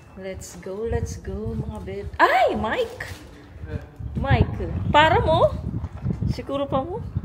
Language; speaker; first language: Filipino; native; Filipino